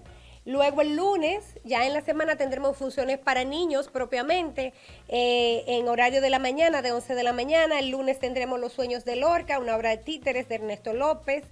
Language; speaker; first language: Spanish; native; Spanish